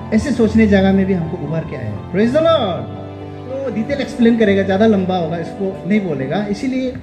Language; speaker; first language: Hindi; non-native, local second language; Nyishi